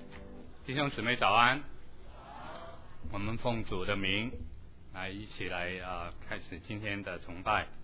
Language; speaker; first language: Chinese; native; Chinese